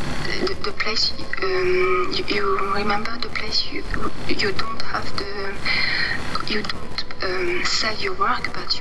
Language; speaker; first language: English; non-native, fluent; French